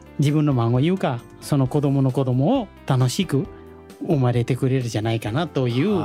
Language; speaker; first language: Japanese; non-native, fluent; Nepali